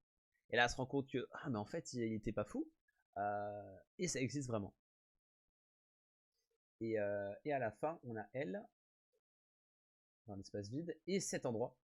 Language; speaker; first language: French; native; French